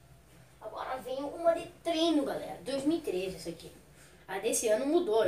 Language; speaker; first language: Portuguese; native; Portuguese